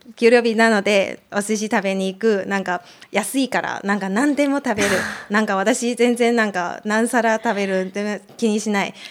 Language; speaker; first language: Japanese; non-native, fluent; Chinese